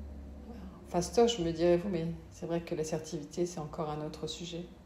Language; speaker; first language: French; native; French